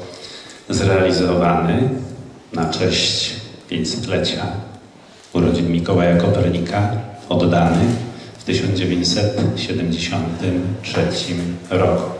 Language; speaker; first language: Polish; native; Polish